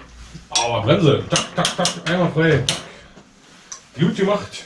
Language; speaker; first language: German; native; German